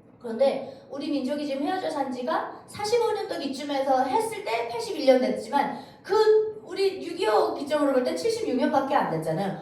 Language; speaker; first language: Korean; native; Korean